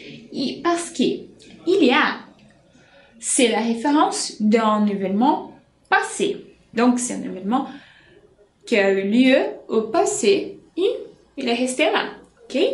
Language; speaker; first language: French; non-native, fluent; Portuguese